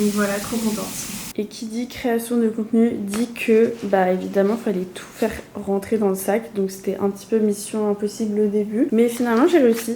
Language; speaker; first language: French; native; French